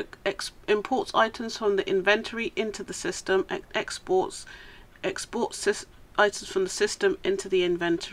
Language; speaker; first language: English; native; English